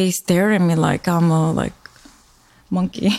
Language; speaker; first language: English; non-native, fluent; Korean